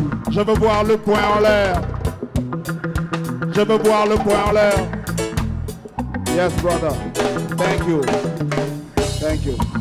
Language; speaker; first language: French; non-native, local second language; Wolof